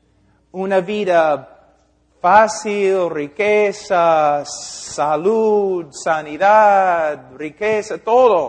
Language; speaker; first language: Spanish; non-native, fluent; English